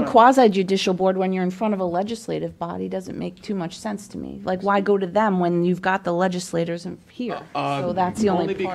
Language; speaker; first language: English; native; English